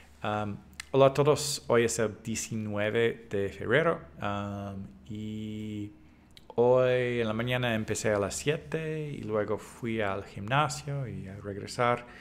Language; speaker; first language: Spanish; non-native, fluent; English